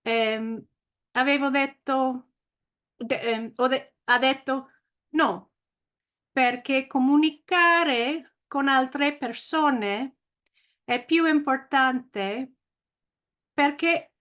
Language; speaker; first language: Italian; non-native, learner; English